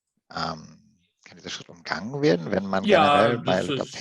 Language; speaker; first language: German; native; German